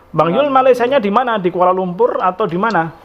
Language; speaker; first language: Indonesian; native; Indonesian